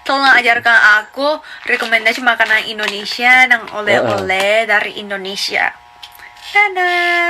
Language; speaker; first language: Indonesian; non-native, learner; Japanese